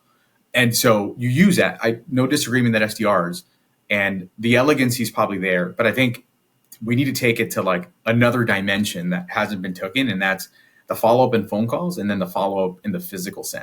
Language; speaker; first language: English; native; English